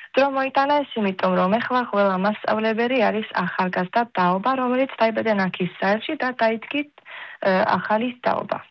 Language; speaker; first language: Georgian; early bilingual, heritage; Georgian